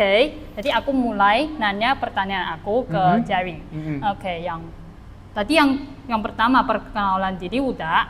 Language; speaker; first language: Indonesian; non-native, fluent; Chinese